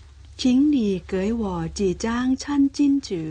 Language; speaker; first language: Chinese; non-native, learner; Thai